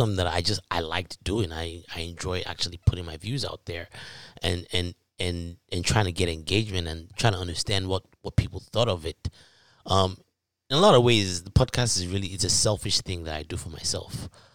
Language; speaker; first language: English; non-native, local second language; Yoruba